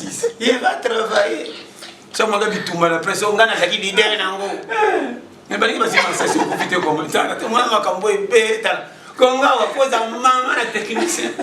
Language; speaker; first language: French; non-native, local second language; Lingala